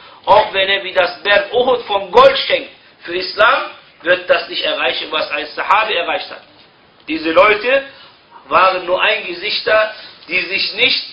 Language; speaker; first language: German; non-native, fluent; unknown